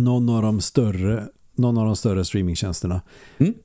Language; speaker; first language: Swedish; native; Swedish